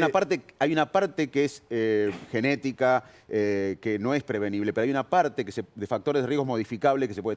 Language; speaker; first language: Spanish; native; Spanish